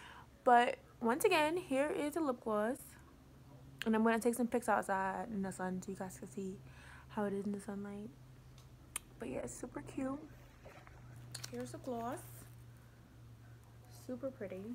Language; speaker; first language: English; native; English